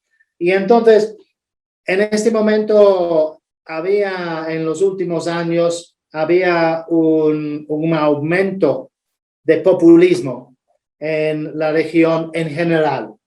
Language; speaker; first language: Spanish; non-native, fluent; English